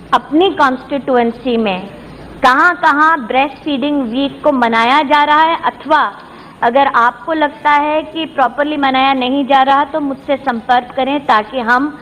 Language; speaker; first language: Hindi; native; Hindi